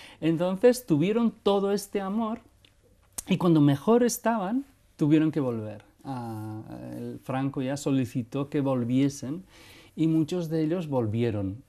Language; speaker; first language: Spanish; non-native, local second language; Basque